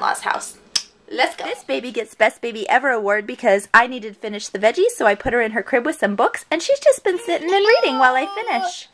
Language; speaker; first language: English; native; English